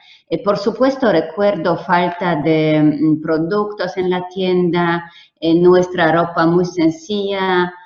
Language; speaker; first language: Spanish; non-native, fluent; Polish